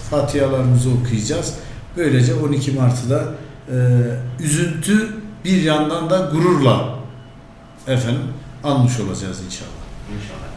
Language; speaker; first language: Turkish; native; Turkish